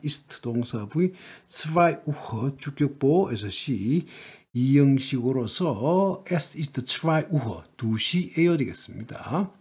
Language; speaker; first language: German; non-native, learner; Korean